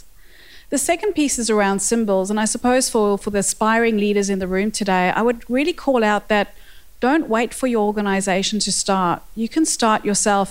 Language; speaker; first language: English; native; English